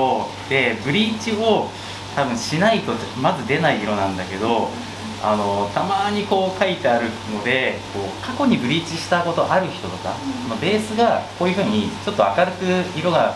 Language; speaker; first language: Japanese; native; Japanese